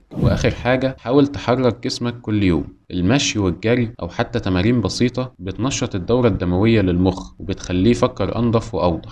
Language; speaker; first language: Arabic; native; Arabic